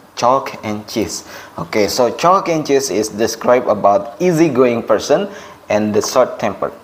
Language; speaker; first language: English; non-native, fluent; Indonesian